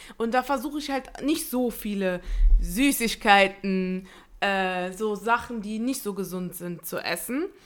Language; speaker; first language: German; early bilingual, other home language; Italian